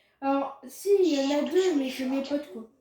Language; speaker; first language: French; native; French